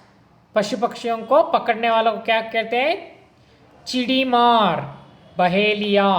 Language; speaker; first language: Hindi; non-native, local second language; Kannada